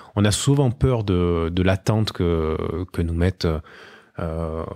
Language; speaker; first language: French; native; French